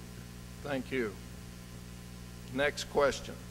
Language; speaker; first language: English; native; English